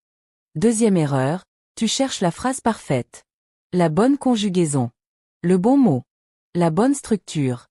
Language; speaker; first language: French; native; French